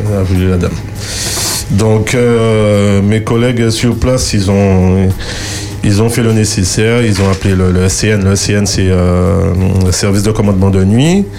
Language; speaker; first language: French; native; French